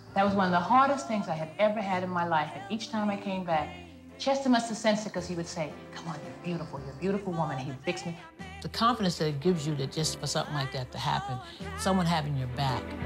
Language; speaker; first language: English; native; English